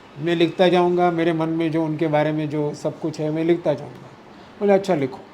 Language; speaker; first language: Hindi; non-native, local second language; Marathi